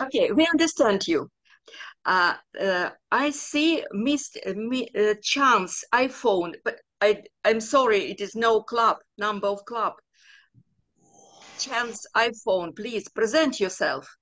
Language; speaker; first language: English; non-native, learner; Ukrainian